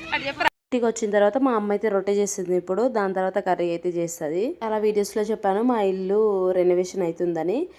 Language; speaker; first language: Telugu; non-native, local second language; Lambadi